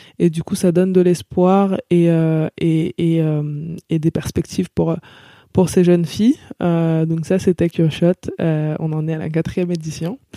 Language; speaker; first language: French; native; French